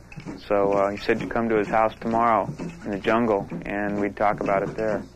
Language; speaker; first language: English; native; English